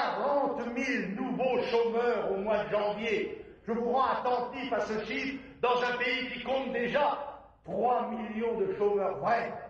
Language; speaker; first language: French; native; French